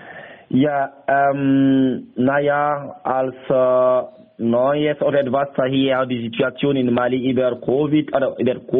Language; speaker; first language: German; non-native, learner; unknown